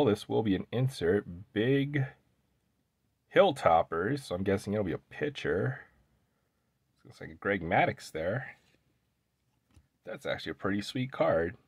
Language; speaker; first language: English; native; English